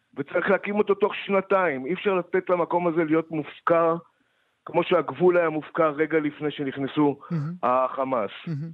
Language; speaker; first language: Hebrew; native; Hebrew